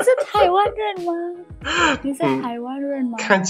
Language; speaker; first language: Chinese; non-native, learner; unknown